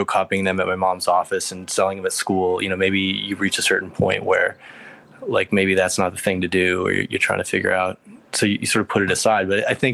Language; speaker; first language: English; native; English